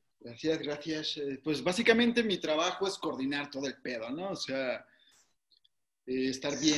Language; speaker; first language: Spanish; native; Spanish